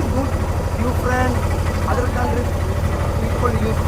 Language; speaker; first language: English; non-native, learner; Malayalam